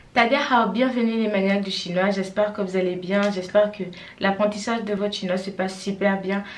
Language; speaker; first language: French; non-native, local second language; Fang